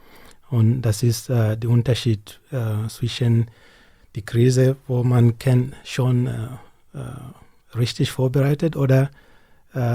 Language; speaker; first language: German; non-native, learner; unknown